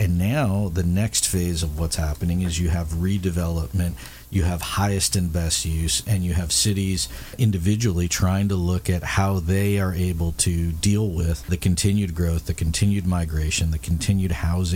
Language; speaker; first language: English; native; English